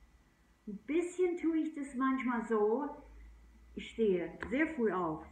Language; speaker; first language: German; non-native, fluent; English